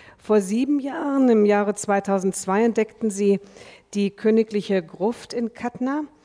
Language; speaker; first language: German; native; German